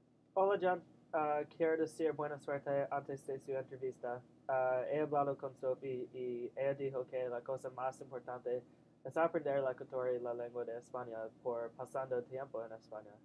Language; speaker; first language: Spanish; non-native, learner; English